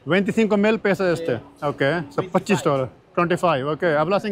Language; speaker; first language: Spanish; non-native, learner; Urdu